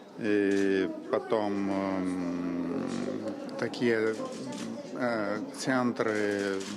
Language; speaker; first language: Russian; non-native, fluent; Lithuanian